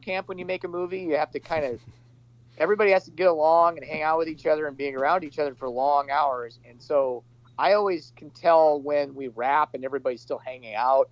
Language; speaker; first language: English; native; English